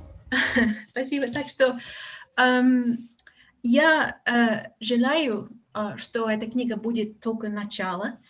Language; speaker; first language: Russian; non-native, fluent; English